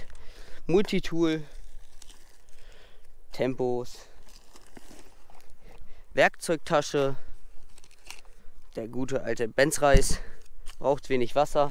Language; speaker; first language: German; native; German